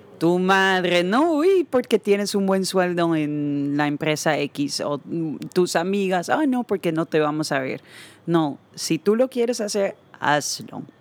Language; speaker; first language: Spanish; non-native, fluent; Dutch